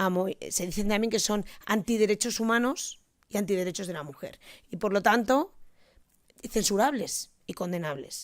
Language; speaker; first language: Spanish; native; Spanish